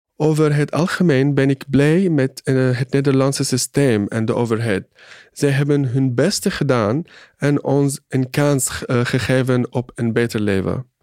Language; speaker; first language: Dutch; non-native, fluent; Arabic